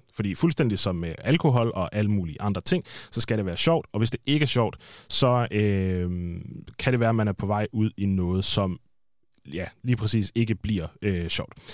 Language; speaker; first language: Danish; native; Danish